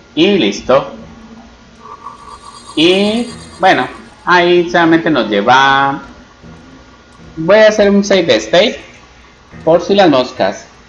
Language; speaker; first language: Spanish; native; Spanish